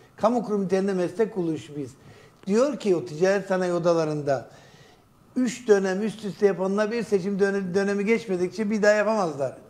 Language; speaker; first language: Turkish; native; Turkish